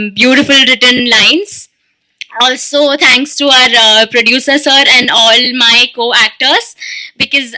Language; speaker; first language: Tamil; non-native, learner; Malayalam